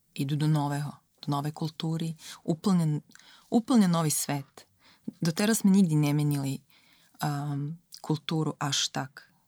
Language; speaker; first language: Slovak; non-native, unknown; Serbian